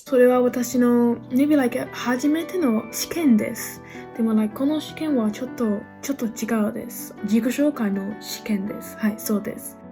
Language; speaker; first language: Japanese; non-native, learner; English